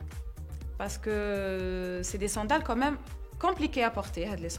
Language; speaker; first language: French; non-native, local second language; Arabic